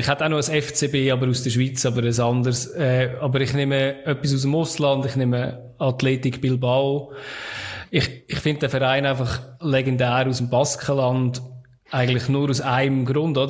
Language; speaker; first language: German; native; German